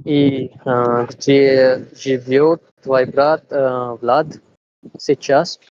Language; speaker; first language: Russian; non-native, learner; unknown